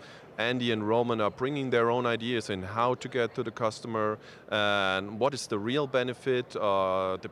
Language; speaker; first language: English; non-native, fluent; German